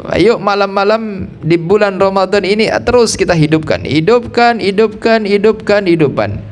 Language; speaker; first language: Malay; non-native, local second language; Javanese